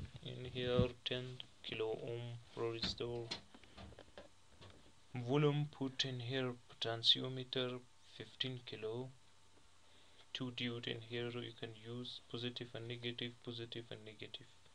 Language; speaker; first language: English; non-native, learner; Persian